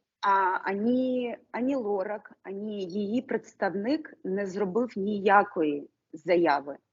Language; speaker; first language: Ukrainian; non-native, local second language; Russian